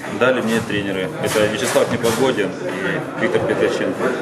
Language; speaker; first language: Russian; native; Russian